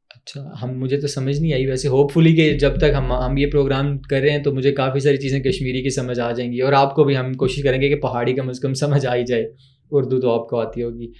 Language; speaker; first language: Urdu; non-native, local second language; Pahari-Potwari